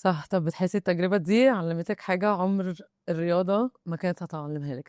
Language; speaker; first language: Arabic; native; Arabic